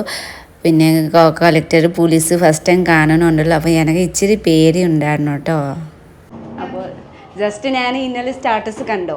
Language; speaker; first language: Malayalam; non-native, local second language; Nepali